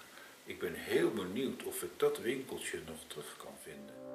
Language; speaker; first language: Dutch; native; Dutch